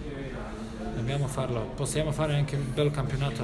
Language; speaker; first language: Italian; non-native, fluent; Bosnian